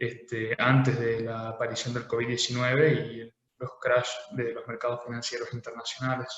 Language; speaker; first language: Spanish; native; Spanish